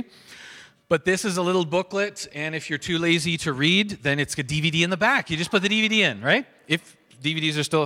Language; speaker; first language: English; native; English